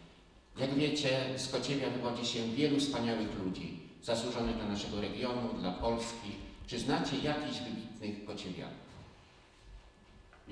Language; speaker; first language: Polish; native; Polish